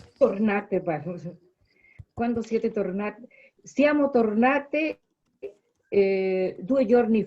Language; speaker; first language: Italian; non-native, learner; Spanish